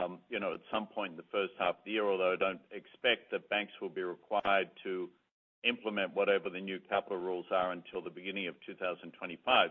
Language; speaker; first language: English; native; English